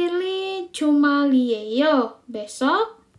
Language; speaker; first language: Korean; non-native, fluent; Indonesian